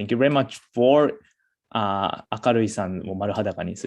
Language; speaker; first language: Japanese; native; Japanese